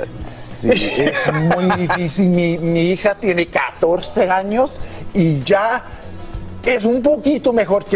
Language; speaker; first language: Spanish; non-native, learner; English